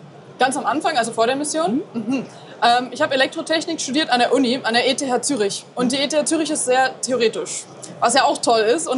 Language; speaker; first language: German; native; German